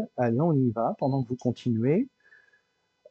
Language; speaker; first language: French; native; French